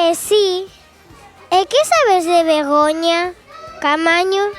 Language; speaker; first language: Galician; non-native, local second language; Spanish